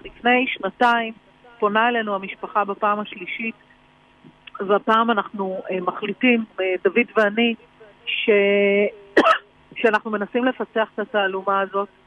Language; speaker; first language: Hebrew; native; Hebrew